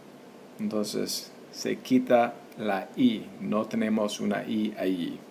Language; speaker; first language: Spanish; non-native, fluent; English